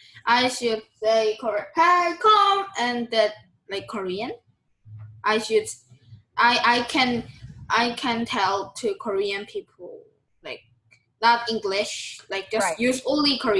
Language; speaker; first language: English; non-native, learner; Korean